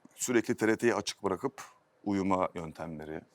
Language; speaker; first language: Turkish; native; Turkish